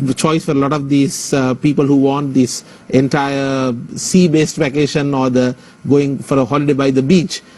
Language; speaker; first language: English; non-native, local second language; Sinhala